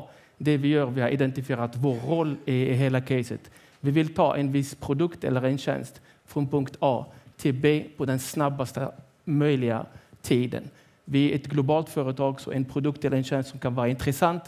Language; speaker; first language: Swedish; non-native, fluent; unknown